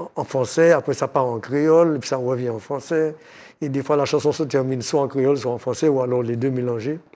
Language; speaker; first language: French; native; French